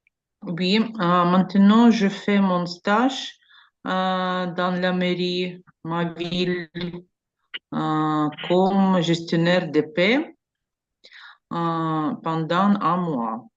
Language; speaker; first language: French; non-native, learner; Ukrainian